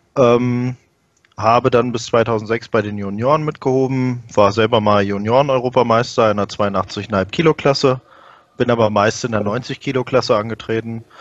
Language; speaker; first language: German; native; German